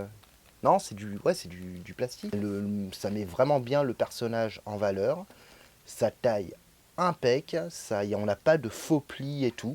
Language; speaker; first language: French; native; French